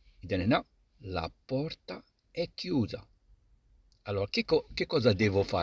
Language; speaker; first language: Italian; non-native, fluent; Arabic